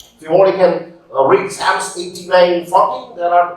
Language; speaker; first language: English; non-native, local second language; Malayalam